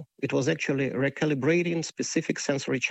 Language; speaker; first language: English; non-native, fluent; Russian